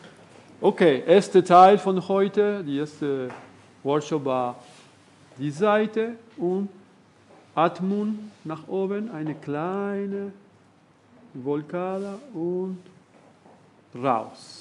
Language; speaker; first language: German; non-native, learner; Spanish